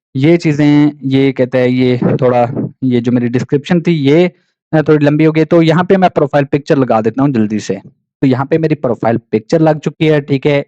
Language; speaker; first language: Urdu; non-native, local second language; Punjabi